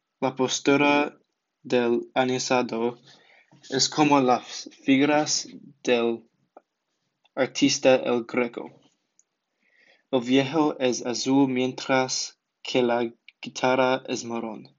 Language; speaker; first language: Spanish; non-native, learner; English